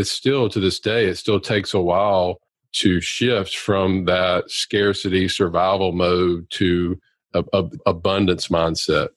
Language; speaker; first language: English; native; English